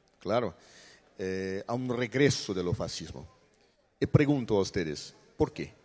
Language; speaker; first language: Spanish; non-native, learner; Portuguese